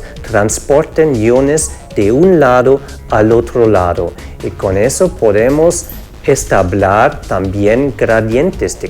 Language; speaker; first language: Spanish; non-native, fluent; German